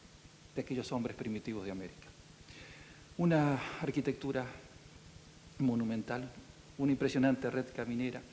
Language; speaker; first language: Spanish; native; Spanish